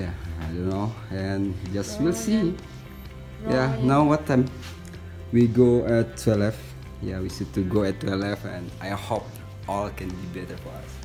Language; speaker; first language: English; non-native, learner; Indonesian